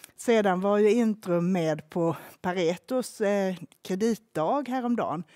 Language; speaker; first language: Swedish; native; Swedish